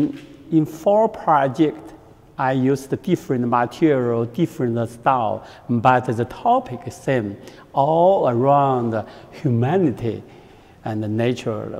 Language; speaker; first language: English; non-native, learner; Chinese